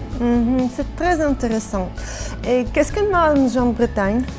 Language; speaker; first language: French; non-native, learner; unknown